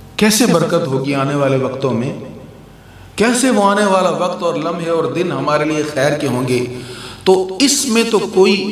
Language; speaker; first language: Urdu; non-native, local second language; Punjabi